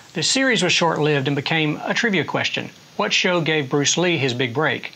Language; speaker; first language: English; native; English